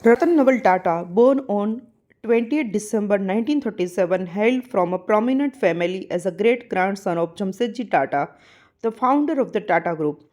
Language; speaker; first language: English; non-native, local second language; Gujarati